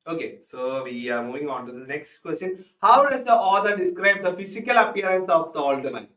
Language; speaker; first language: English; non-native, local second language; Malayalam